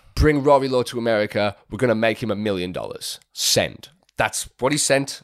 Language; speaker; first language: English; native; English